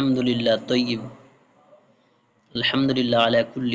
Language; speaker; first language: Arabic; non-native, fluent; Bangla